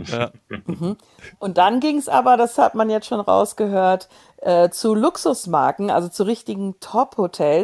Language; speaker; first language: German; native; German